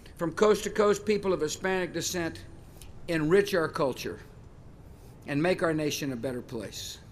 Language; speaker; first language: English; native; English